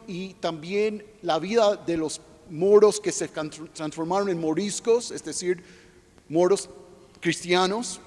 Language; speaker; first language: Spanish; non-native, fluent; English